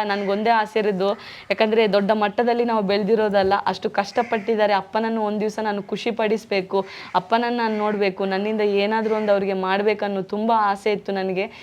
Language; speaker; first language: Kannada; non-native, local second language; Tulu